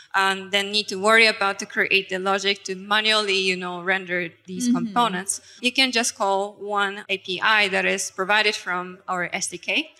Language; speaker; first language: English; non-native, fluent; Japanese